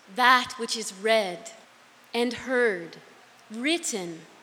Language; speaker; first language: English; native; English